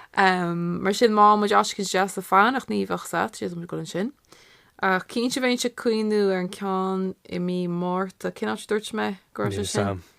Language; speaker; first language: Irish; non-native, local second language; English